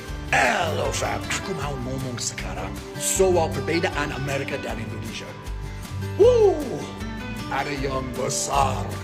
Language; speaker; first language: Indonesian; non-native, fluent; English